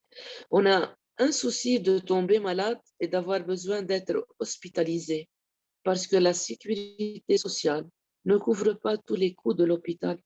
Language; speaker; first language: French; non-native, local second language; Arabic